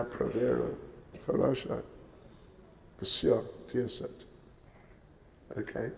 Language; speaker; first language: Russian; non-native, learner; English